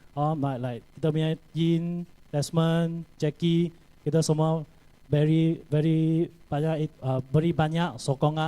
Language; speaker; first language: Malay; non-native, local second language; Chinese